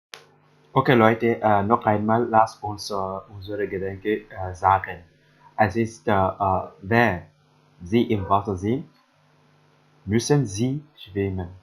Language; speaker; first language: German; non-native, learner; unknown